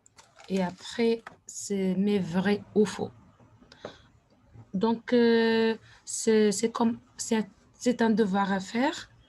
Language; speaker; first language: French; non-native, fluent; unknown